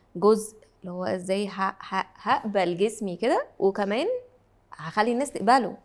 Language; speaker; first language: Arabic; native; Arabic